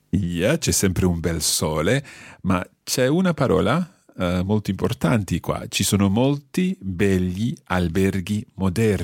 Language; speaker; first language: Italian; non-native, fluent; English